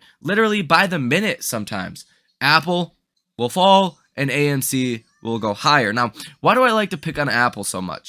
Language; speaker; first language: English; native; English